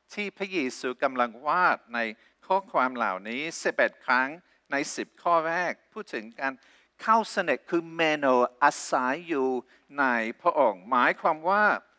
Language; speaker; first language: Thai; non-native, fluent; English